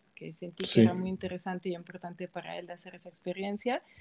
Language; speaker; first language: Spanish; non-native, fluent; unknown